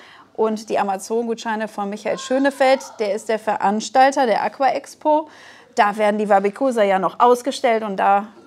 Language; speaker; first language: German; native; German